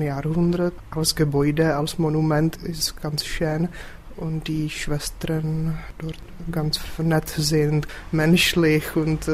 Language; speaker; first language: German; non-native, fluent; Czech